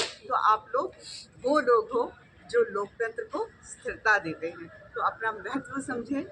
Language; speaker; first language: Hindi; native; Hindi